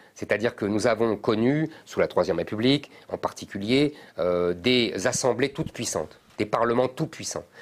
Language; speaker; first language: French; native; French